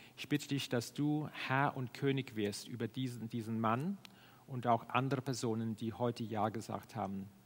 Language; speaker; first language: German; non-native, fluent; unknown